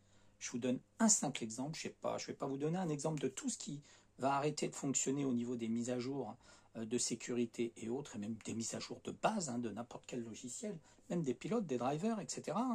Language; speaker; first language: French; native; French